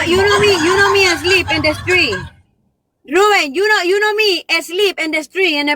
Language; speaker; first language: English; non-native, learner; Spanish